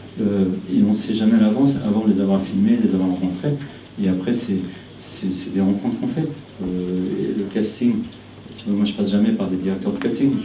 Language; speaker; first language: French; non-native, fluent; Spanish